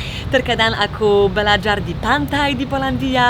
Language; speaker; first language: Indonesian; non-native, fluent; Polish